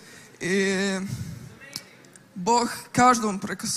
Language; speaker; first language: Russian; non-native, local second language; Latvian